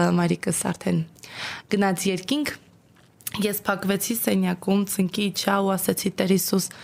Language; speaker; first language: Armenian; native; Armenian